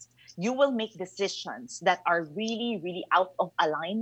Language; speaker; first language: English; non-native, local second language; Filipino